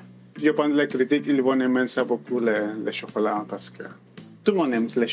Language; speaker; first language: French; non-native, fluent; Spanish